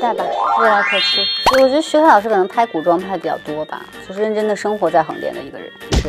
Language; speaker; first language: Chinese; native; Chinese